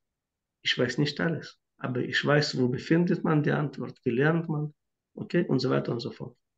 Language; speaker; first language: German; non-native, fluent; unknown